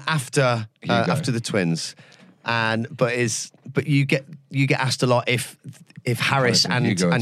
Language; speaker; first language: English; native; English